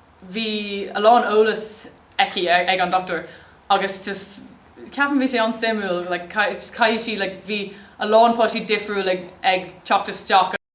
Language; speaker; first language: Irish; non-native, local second language; English